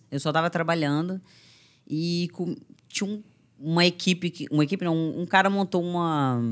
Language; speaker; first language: Portuguese; native; Portuguese